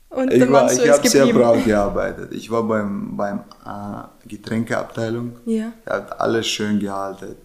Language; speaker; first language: German; early bilingual, other home language; Russian